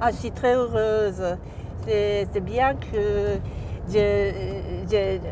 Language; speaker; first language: French; non-native, fluent; Japanese